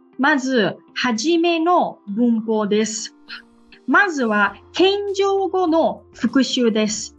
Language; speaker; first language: Japanese; non-native, fluent; Portuguese